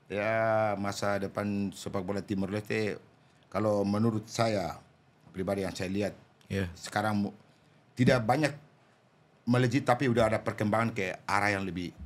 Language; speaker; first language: Indonesian; non-native, local second language; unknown